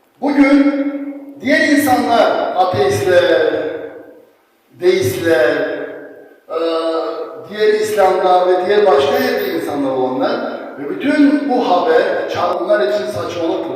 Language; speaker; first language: Turkish; non-native, fluent; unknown